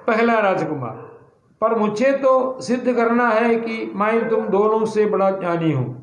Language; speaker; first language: Hindi; non-native, local second language; Malayalam